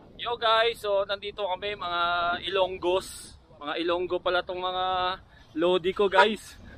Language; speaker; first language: Filipino; non-native, local second language; Hiligaynon